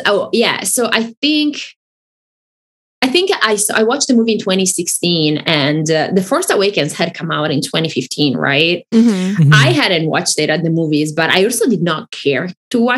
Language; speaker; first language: English; non-native, fluent; Italian